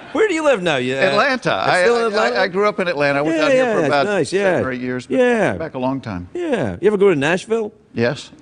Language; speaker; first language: English; native; English